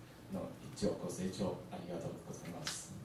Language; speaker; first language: Japanese; non-native, learner; Chinese